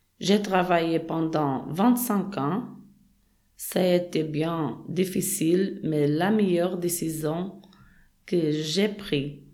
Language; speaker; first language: French; non-native, learner; Portuguese